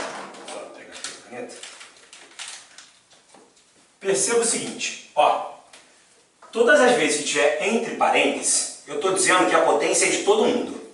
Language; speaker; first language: Portuguese; native; Portuguese